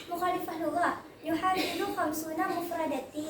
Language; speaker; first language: Arabic; non-native, learner; Indonesian